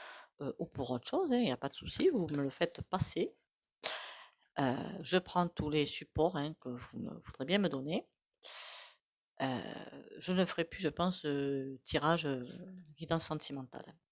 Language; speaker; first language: French; native; French